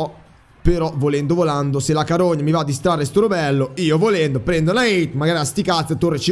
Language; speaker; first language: Italian; native; Italian